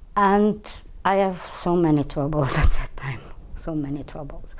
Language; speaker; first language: English; non-native, fluent; Portuguese